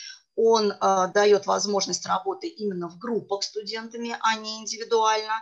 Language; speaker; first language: Russian; native; Russian